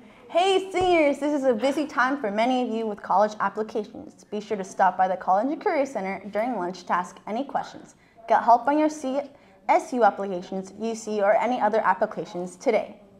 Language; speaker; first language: English; native; English